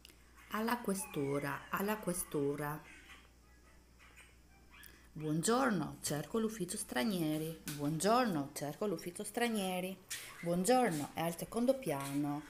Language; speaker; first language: Italian; non-native, fluent; Albanian